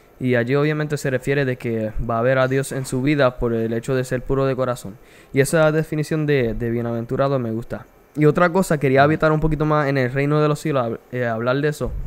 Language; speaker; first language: Spanish; early bilingual, heritage; Spanish